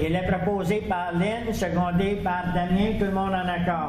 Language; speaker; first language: French; native; French